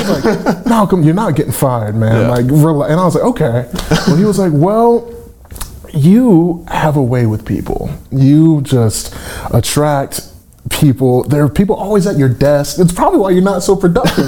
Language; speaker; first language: English; native; English